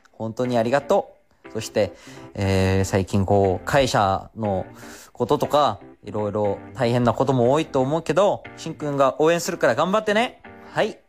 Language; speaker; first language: Japanese; non-native, fluent; Korean